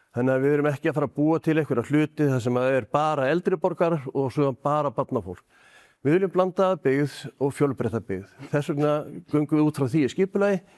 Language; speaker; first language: Icelandic; native; Icelandic